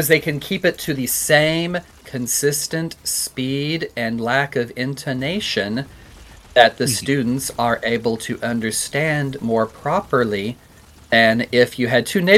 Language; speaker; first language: English; native; English